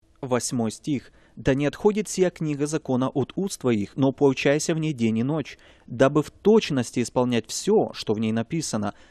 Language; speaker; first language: Russian; native; Russian